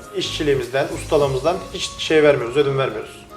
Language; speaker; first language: Turkish; native; Turkish